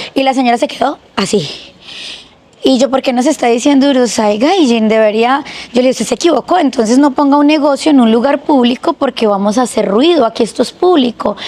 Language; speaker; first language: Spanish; native; Spanish